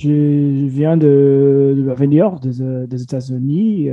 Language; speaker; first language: French; non-native, fluent; English